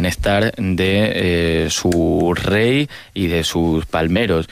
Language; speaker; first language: Spanish; native; Spanish